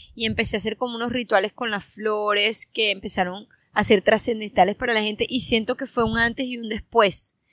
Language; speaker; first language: Spanish; native; Spanish